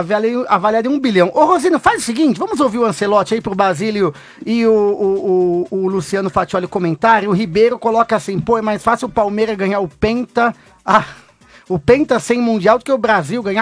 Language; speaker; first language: Portuguese; native; Portuguese